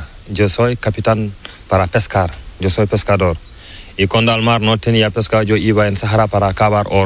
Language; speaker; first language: Spanish; non-native, learner; Fula